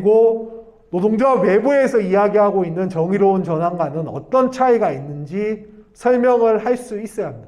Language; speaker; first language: Korean; native; Korean